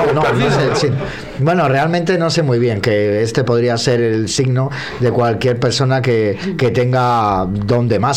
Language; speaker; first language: Spanish; native; Spanish